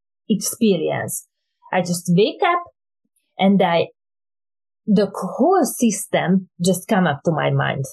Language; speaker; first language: English; non-native, fluent; Hungarian